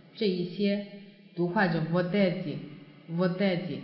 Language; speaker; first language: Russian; non-native, fluent; Chinese